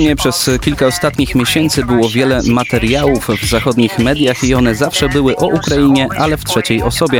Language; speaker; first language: Polish; native; Polish